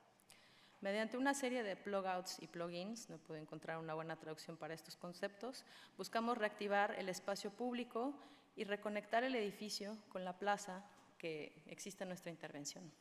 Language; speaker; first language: Spanish; native; Spanish